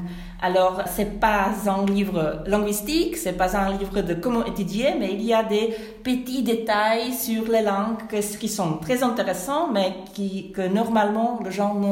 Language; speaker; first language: French; non-native, fluent; Czech